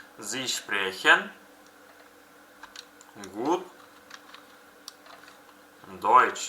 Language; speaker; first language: German; non-native, fluent; Uzbek